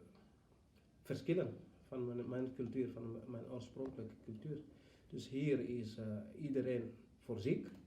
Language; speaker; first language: Dutch; non-native, fluent; Fula